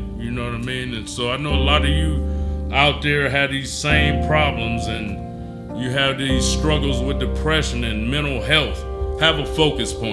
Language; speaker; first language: English; native; English